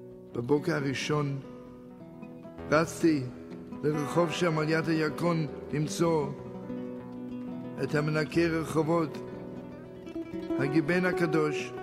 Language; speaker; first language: Hebrew; non-native, fluent; Yiddish